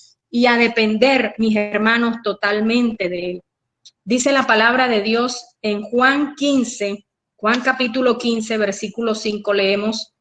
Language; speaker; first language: Spanish; native; Spanish